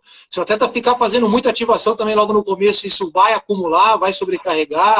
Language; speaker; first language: Portuguese; native; Portuguese